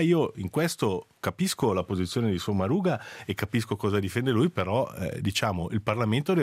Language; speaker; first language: Italian; native; Italian